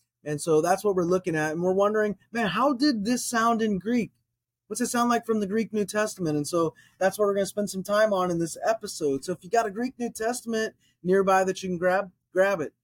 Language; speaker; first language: English; native; English